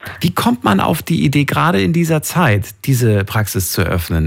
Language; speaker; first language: German; native; German